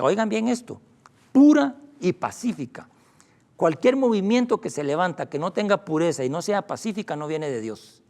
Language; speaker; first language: Spanish; native; Spanish